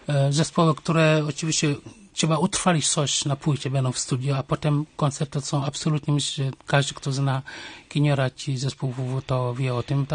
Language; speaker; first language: Polish; non-native, fluent; Wolof